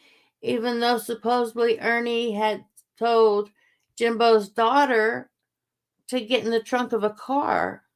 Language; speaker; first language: English; native; English